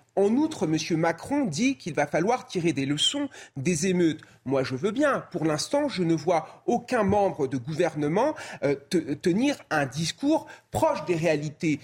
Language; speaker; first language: French; native; French